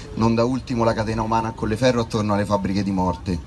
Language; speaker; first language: Italian; native; Italian